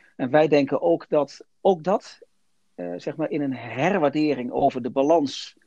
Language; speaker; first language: Dutch; native; Dutch